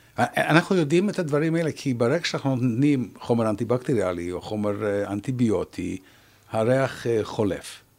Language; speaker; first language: Hebrew; non-native, fluent; English